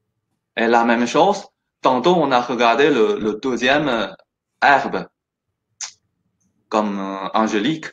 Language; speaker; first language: French; non-native, fluent; Chinese